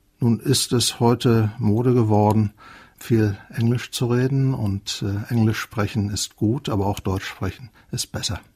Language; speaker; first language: German; native; German